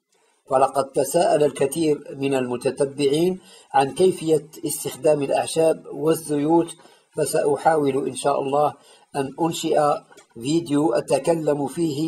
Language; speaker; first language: Arabic; native; Arabic